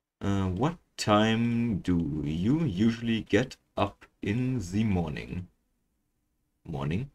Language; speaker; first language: English; non-native, fluent; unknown